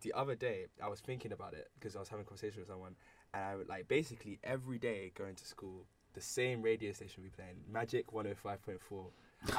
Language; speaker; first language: English; native; English